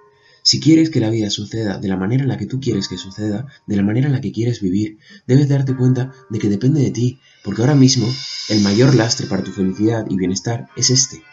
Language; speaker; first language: Spanish; native; Spanish